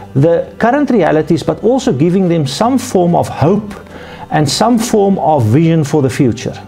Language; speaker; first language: English; non-native, local second language; Afrikaans